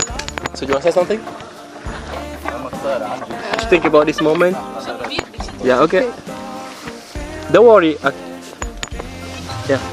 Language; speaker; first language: English; non-native, learner; French